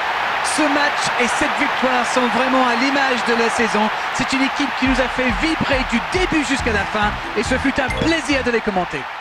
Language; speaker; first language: French; native; French